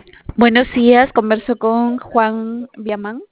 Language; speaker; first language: Spanish; native; Spanish